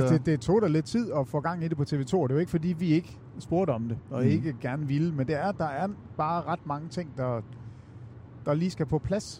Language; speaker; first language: Danish; native; Danish